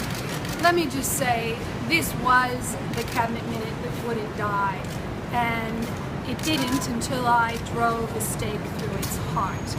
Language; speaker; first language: English; native; English